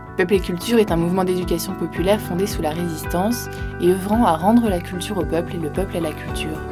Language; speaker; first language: French; native; French